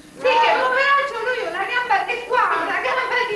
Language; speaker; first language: Italian; native; Italian